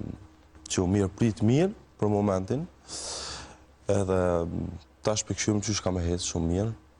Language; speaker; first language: Albanian; early bilingual, heritage; Albanian